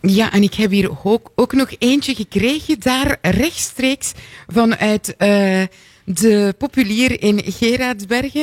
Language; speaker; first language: Dutch; native; Dutch